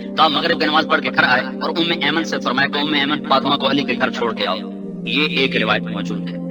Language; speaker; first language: Urdu; non-native, local second language; Punjabi